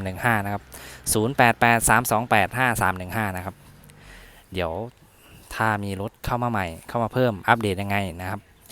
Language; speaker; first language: Thai; native; Thai